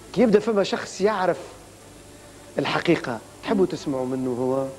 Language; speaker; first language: Arabic; native; Arabic